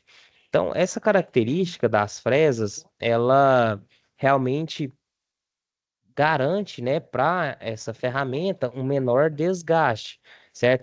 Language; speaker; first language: Portuguese; native; Portuguese